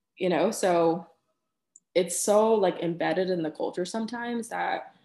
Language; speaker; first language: English; early bilingual, other home language; Spanish